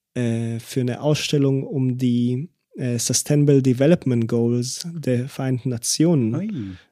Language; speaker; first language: German; early bilingual, other home language; Hebrew